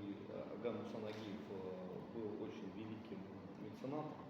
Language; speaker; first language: Russian; non-native, local second language; Azerbaijani